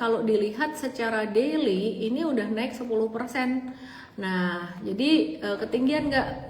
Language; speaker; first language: Indonesian; native; Indonesian